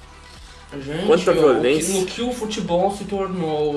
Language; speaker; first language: Portuguese; native; Portuguese